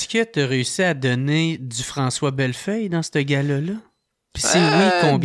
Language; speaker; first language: French; native; French